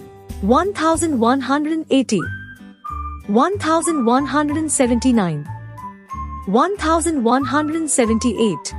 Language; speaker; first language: English; non-native, local second language; Hindi